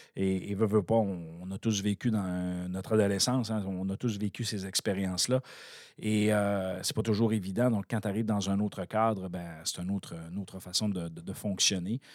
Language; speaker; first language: French; native; French